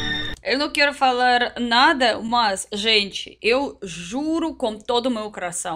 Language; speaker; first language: Portuguese; non-native, learner; Russian